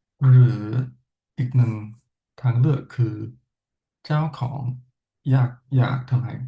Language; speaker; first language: Thai; non-native, fluent; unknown